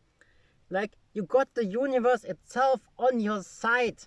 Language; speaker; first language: English; non-native, fluent; German